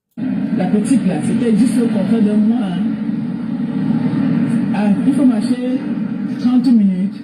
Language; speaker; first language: French; non-native, local second language; Lingala